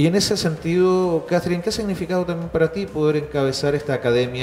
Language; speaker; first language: Spanish; native; Spanish